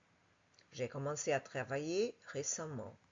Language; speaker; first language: French; non-native, fluent; Portuguese